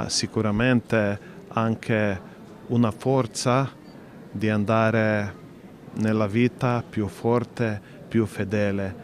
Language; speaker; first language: Italian; non-native, learner; Slovenian